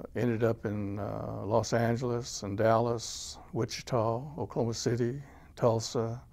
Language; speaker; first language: English; native; English